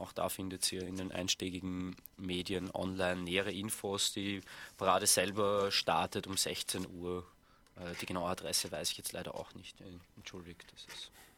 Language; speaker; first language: German; native; German